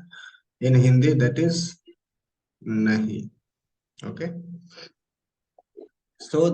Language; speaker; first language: English; non-native, local second language; Hindi